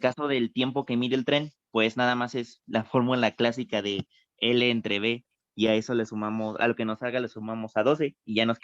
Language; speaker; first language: Spanish; native; Spanish